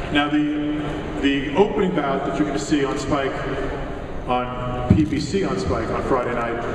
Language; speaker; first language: English; native; English